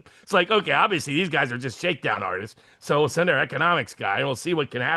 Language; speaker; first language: English; native; English